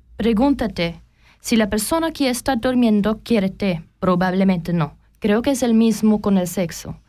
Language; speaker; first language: Spanish; non-native, learner; German